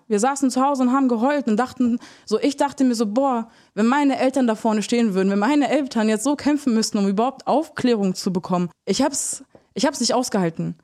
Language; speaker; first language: German; early bilingual, other home language; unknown